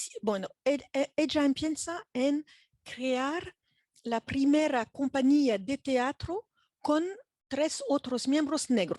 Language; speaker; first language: Spanish; non-native, fluent; French